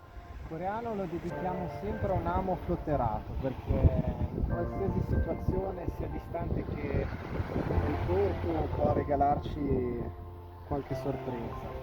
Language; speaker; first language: Italian; native; Italian